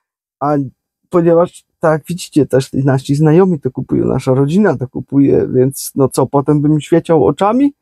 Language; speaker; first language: Polish; native; Polish